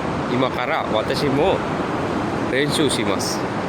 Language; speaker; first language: Japanese; non-native, learner; Sinhala